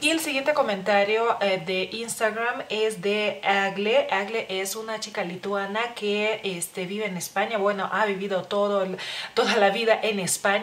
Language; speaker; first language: Spanish; non-native, fluent; Lithuanian